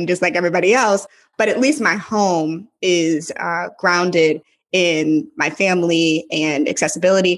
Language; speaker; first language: English; native; English